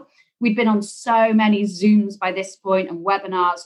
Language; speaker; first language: English; native; English